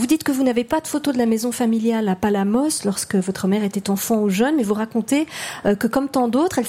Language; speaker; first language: French; native; French